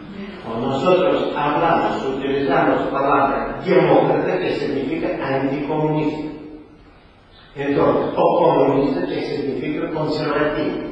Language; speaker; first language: Spanish; non-native, learner; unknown